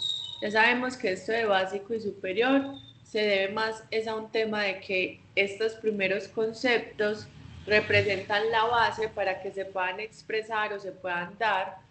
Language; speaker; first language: Spanish; native; Spanish